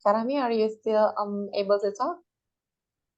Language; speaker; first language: English; non-native, fluent; Indonesian